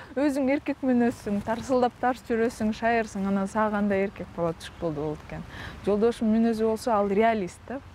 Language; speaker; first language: Kyrgyz; non-native, local second language; Russian